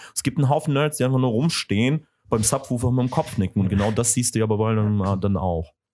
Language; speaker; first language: German; early bilingual, other home language; Russian